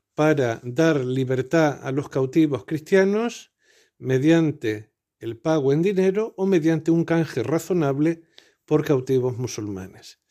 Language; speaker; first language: Spanish; native; Spanish